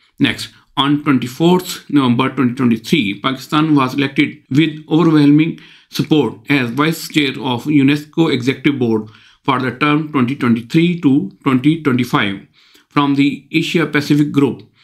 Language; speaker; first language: English; non-native, local second language; Urdu